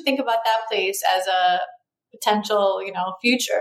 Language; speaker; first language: English; native; English